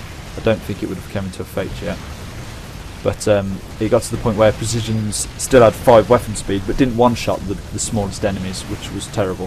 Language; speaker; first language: English; native; English